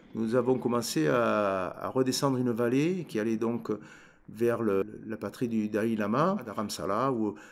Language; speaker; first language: French; native; French